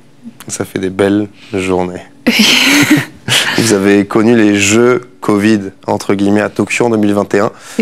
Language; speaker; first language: French; native; French